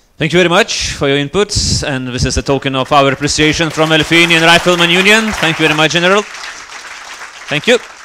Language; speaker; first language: English; non-native, fluent; Lithuanian